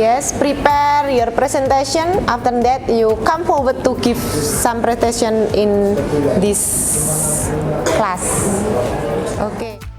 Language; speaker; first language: English; non-native, learner; Indonesian